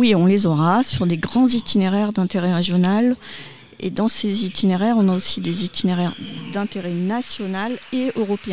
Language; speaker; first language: French; native; French